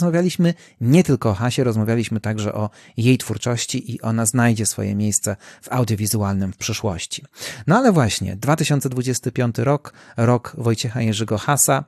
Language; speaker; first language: Polish; native; Polish